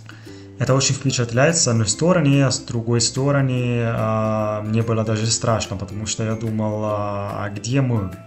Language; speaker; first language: Russian; non-native, fluent; Italian